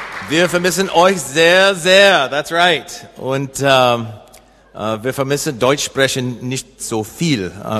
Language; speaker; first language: German; non-native, learner; English